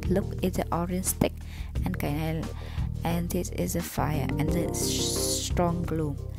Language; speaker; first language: English; non-native, learner; Vietnamese